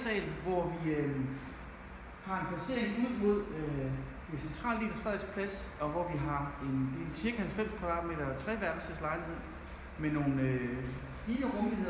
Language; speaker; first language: Danish; native; Danish